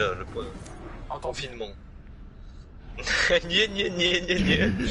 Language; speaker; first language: French; native; French